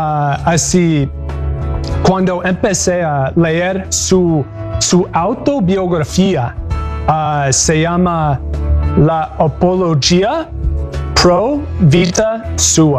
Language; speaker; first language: Spanish; non-native, learner; English